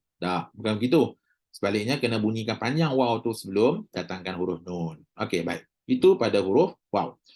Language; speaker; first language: Malay; native; Malay